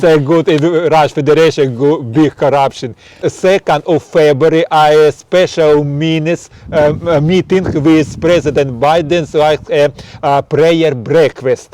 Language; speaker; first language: English; non-native, learner; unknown